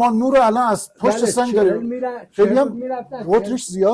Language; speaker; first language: Persian; native; Persian